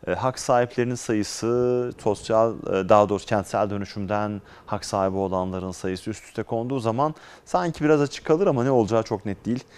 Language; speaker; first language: Turkish; native; Turkish